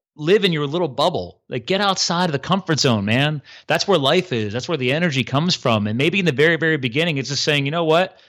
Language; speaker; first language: English; native; English